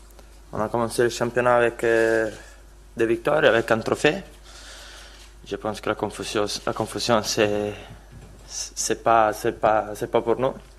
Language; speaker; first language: French; non-native, fluent; Italian